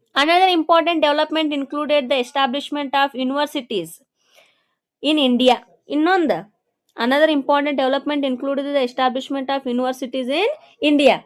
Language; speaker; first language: English; non-native, local second language; Kannada